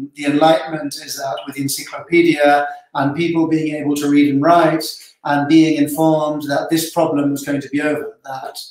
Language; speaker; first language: English; non-native, fluent; Spanish